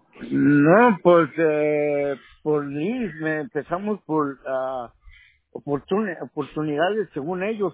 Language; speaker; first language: Spanish; native; Spanish